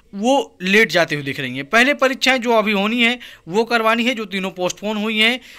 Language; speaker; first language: Hindi; native; Hindi